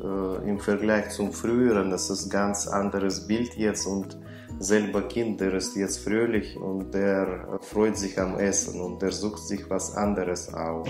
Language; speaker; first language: German; non-native, fluent; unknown